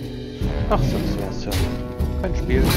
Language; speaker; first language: German; native; German